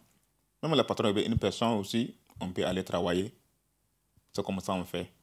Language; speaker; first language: French; non-native, learner; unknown